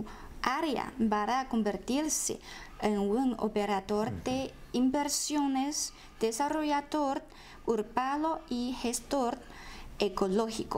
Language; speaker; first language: Spanish; non-native, fluent; Chinese